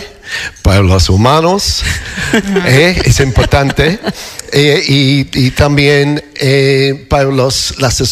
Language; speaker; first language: Spanish; non-native, fluent; English